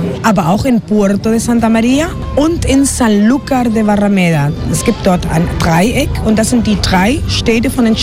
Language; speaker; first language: German; non-native, fluent; Spanish